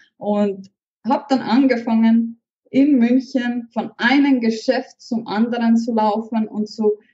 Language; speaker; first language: German; non-native, fluent; Estonian